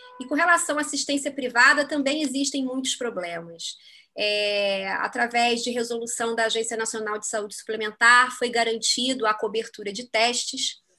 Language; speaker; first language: Portuguese; native; Portuguese